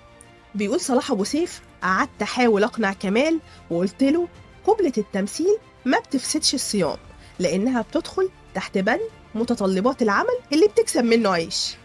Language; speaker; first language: Arabic; native; Arabic